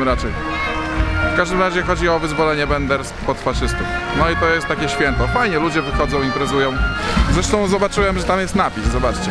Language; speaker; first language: Polish; native; Polish